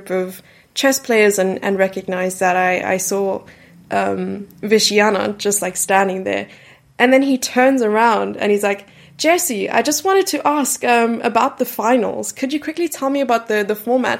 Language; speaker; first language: English; native; English